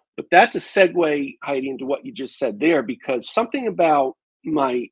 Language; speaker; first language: English; native; English